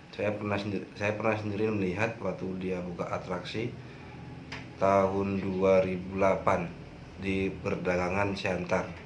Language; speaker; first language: Indonesian; native; Indonesian